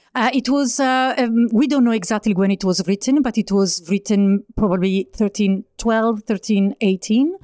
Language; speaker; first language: English; non-native, fluent; Italian